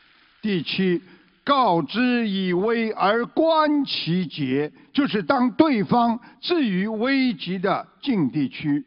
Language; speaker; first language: Chinese; native; Chinese